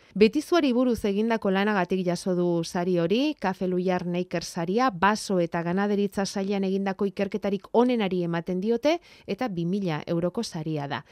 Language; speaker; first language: Basque; native; Basque